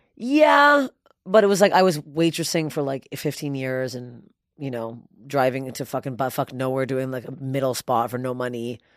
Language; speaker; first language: English; native; English